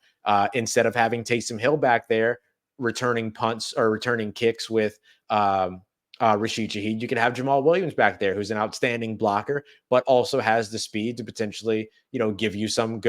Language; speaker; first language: English; native; English